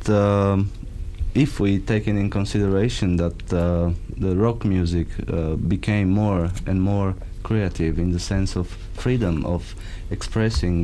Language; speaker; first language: English; non-native, fluent; Romanian